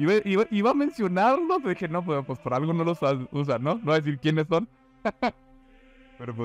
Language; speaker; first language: Spanish; native; Spanish